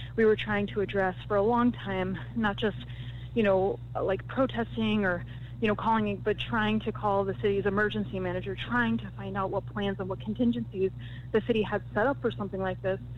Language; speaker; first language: English; native; English